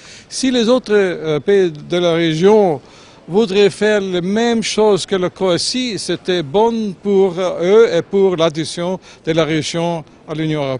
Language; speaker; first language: French; non-native, fluent; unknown